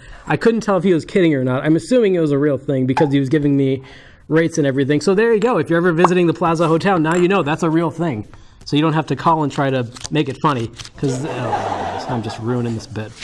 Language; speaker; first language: English; native; English